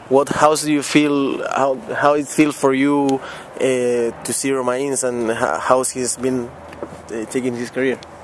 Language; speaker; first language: English; non-native, fluent; Spanish